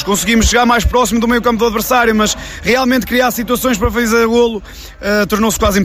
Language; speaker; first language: Portuguese; native; Portuguese